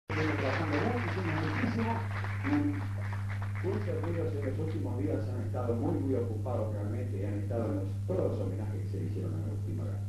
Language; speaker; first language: Spanish; native; Spanish